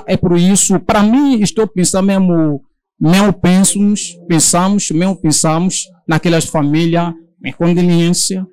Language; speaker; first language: Portuguese; non-native, learner; Lingala